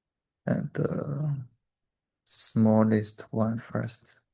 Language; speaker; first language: English; non-native, learner; Chinese